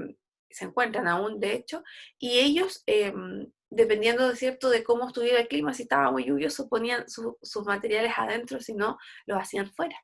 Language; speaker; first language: Spanish; native; Spanish